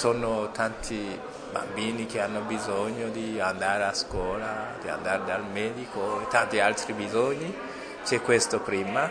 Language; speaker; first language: Italian; non-native, fluent; Rundi